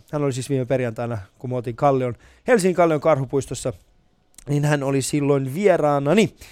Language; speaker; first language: Finnish; early bilingual, other home language; Persian